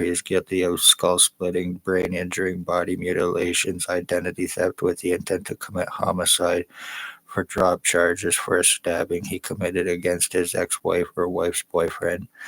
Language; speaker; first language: English; native; English